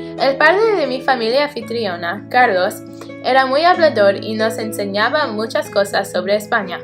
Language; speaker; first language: Spanish; non-native, learner; English